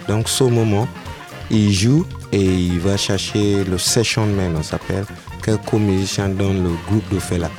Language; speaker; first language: French; non-native, learner; Yoruba